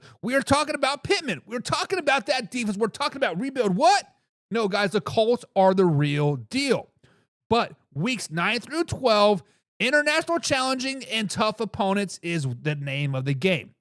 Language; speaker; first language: English; native; English